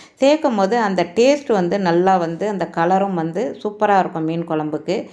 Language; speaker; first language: Tamil; native; Tamil